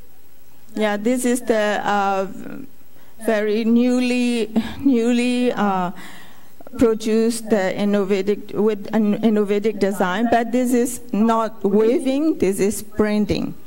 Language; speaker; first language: English; non-native, fluent; Burmese